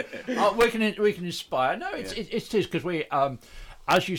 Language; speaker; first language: English; native; English